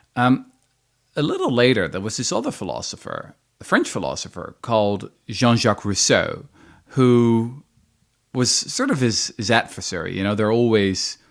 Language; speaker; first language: English; non-native, fluent; Dutch